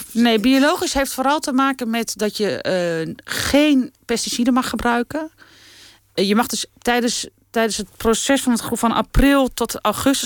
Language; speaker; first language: Dutch; native; Dutch